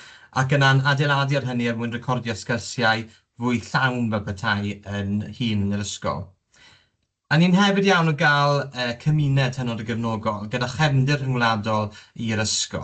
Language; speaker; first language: Welsh; native; Welsh